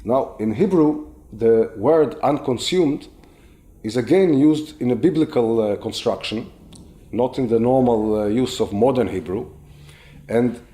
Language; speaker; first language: English; non-native, fluent; Hebrew